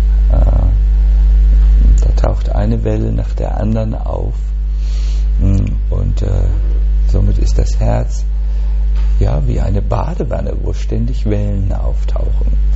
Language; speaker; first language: German; native; German